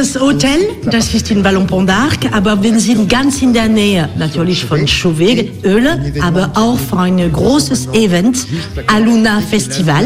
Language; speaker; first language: German; non-native, learner; French